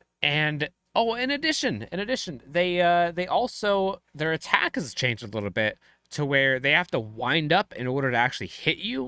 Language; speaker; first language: English; native; English